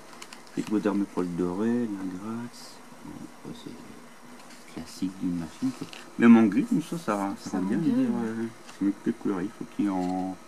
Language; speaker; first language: French; native; French